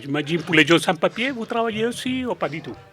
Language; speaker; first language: French; non-native, fluent; Spanish